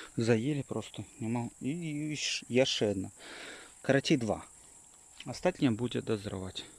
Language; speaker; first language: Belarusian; native; Belarusian